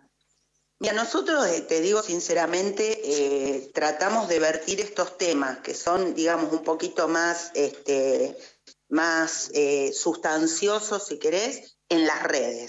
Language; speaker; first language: Spanish; native; Spanish